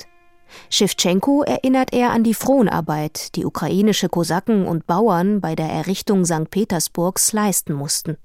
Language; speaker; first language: German; native; German